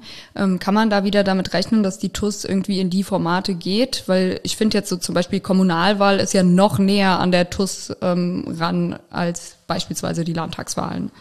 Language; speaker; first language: German; native; German